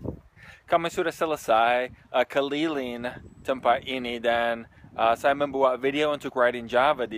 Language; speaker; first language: Indonesian; non-native, fluent; English